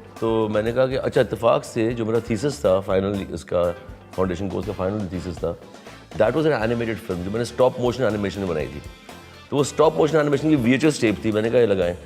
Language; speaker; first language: Urdu; native; Urdu